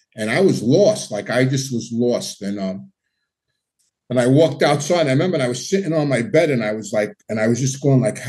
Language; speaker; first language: English; native; English